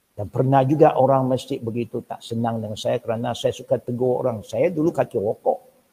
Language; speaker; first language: Malay; non-native, local second language; Min Nan Chinese